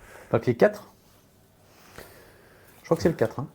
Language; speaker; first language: French; native; French